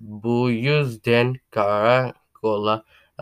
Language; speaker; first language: Turkish; non-native, learner; English